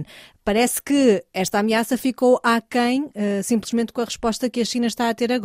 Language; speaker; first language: Portuguese; native; Portuguese